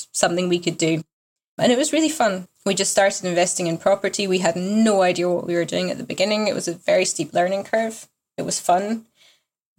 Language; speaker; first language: English; native; English